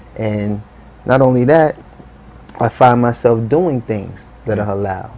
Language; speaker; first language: English; native; English